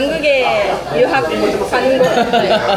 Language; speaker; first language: Korean; non-native, learner; Japanese